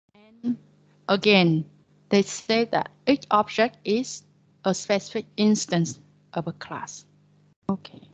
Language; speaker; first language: English; non-native, fluent; Vietnamese